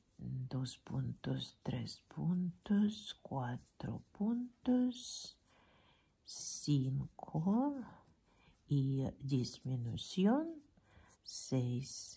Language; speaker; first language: Spanish; non-native, fluent; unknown